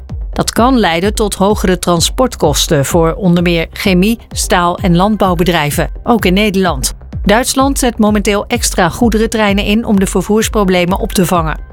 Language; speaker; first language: Dutch; native; Dutch